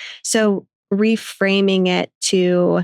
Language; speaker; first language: English; native; English